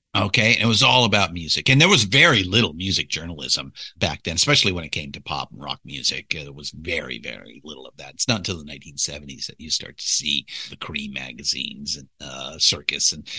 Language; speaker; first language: English; native; English